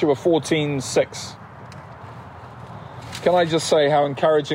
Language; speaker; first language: English; native; English